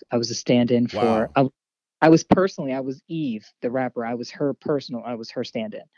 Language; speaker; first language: English; native; English